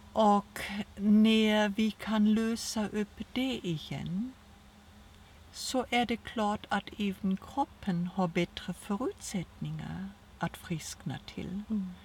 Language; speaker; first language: Swedish; non-native, fluent; German